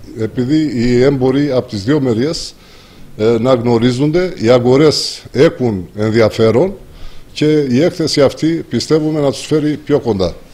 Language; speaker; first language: Greek; non-native, fluent; Albanian